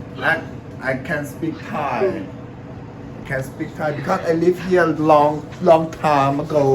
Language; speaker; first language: English; non-native, learner; Thai